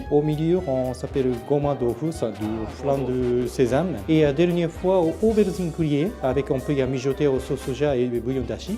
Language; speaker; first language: French; non-native, learner; Japanese